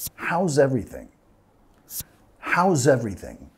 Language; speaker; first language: English; native; English